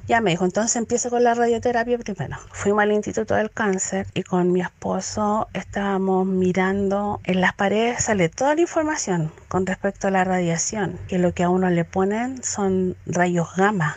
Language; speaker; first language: Spanish; native; Spanish